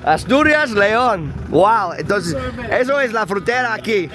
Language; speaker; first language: Spanish; non-native, learner; English